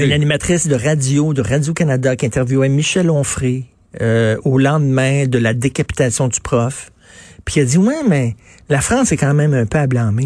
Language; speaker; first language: French; native; French